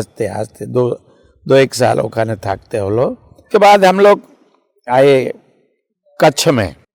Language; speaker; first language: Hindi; non-native, local second language; Bangla